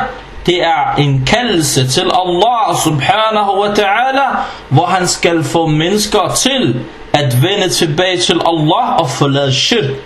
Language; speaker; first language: Danish; non-native, fluent; Arabic